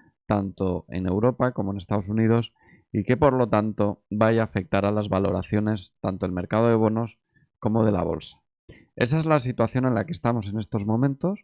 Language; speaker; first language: Spanish; native; Spanish